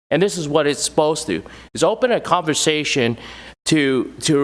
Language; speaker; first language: English; native; English